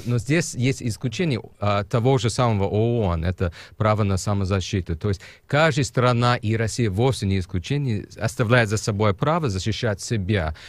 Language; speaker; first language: Russian; non-native, fluent; English